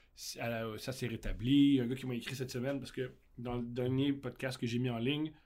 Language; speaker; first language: French; native; French